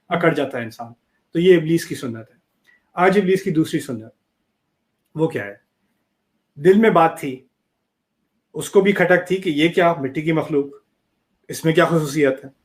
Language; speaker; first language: Urdu; early bilingual, heritage; Urdu